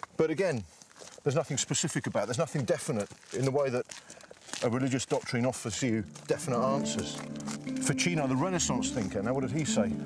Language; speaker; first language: English; native; English